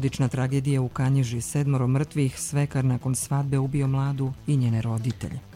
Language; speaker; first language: Croatian; native; Croatian